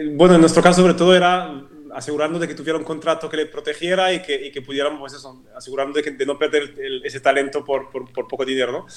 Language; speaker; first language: Spanish; non-native, fluent; French